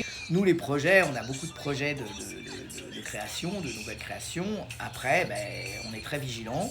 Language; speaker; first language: French; native; French